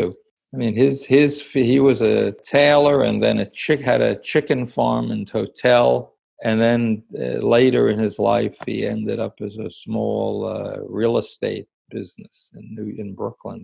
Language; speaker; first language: English; native; English